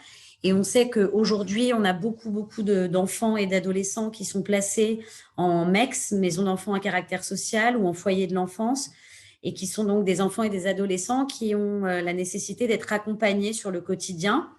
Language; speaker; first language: French; native; French